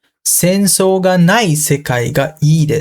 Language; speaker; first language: Japanese; non-native, fluent; Sinhala